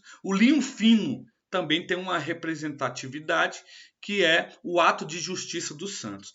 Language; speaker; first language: Portuguese; native; Portuguese